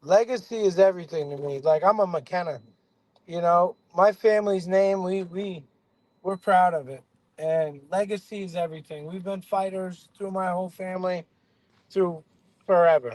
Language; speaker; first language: English; native; English